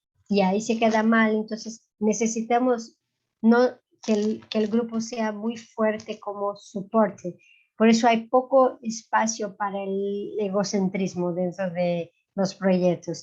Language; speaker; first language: Spanish; non-native, fluent; Portuguese